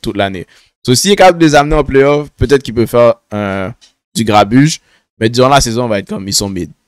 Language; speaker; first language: French; native; French